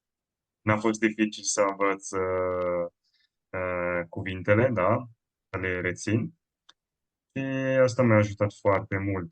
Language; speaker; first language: Romanian; non-native, fluent; Italian